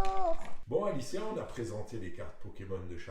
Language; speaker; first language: French; native; French